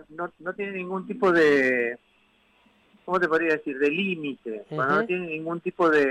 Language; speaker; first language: Spanish; native; Spanish